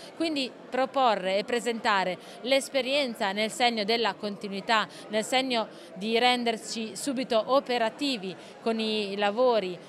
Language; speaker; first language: Italian; native; Italian